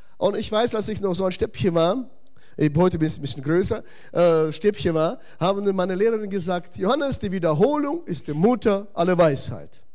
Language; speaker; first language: German; non-native, fluent; Russian